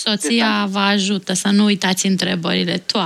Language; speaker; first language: Romanian; native; Romanian